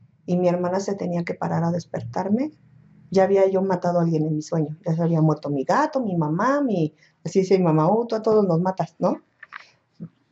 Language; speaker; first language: Spanish; native; Spanish